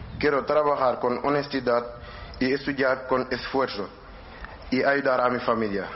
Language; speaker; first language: Spanish; non-native, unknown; Wolof